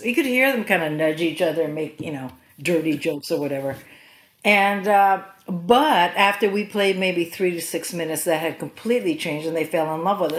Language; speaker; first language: English; native; English